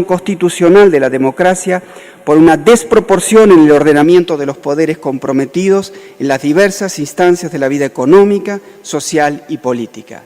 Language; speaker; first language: Spanish; native; Spanish